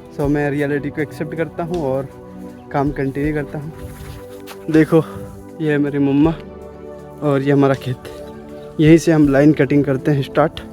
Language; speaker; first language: Hindi; non-native, local second language; Bhili